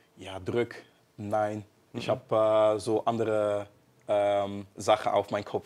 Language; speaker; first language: German; non-native, learner; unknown